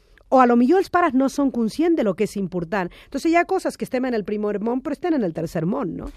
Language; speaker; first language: Catalan; non-native, fluent; Spanish